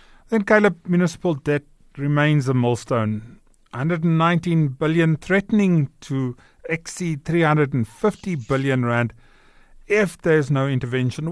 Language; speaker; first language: English; non-native, local second language; Afrikaans